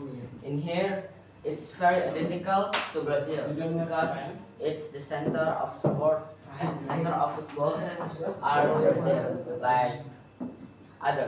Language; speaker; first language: English; non-native, learner; Indonesian